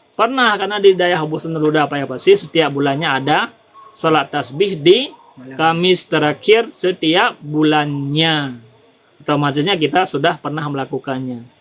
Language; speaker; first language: Malay; non-native, local second language; Achinese